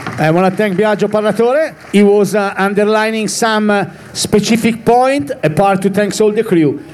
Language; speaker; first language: English; non-native, fluent; Italian